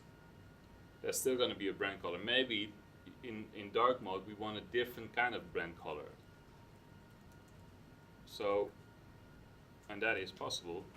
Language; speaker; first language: English; non-native, fluent; Dutch